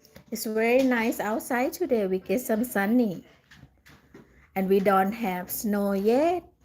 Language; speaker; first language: English; non-native, learner; Thai